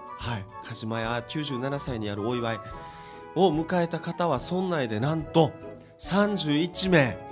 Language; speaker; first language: Japanese; native; Japanese